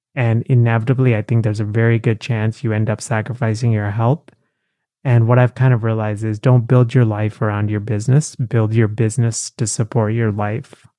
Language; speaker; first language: English; early bilingual, other home language; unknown